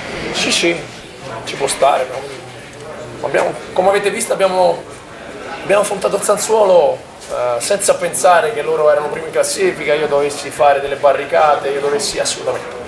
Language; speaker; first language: Italian; native; Italian